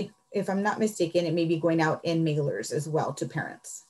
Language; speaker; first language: English; early bilingual, other home language; Spanish